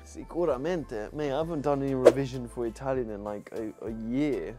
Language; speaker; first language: English; native; English